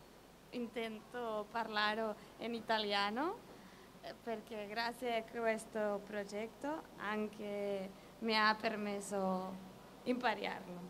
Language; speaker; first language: Italian; non-native, learner; Catalan